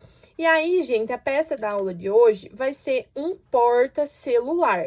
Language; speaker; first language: Portuguese; native; Portuguese